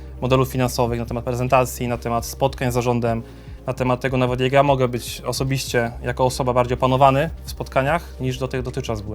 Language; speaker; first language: Polish; native; Polish